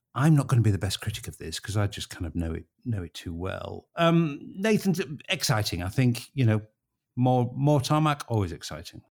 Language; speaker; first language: English; native; English